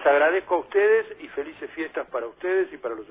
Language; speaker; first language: Spanish; native; Spanish